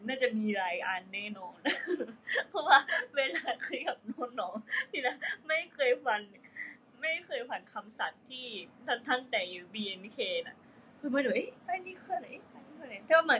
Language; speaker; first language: Thai; non-native, fluent; Japanese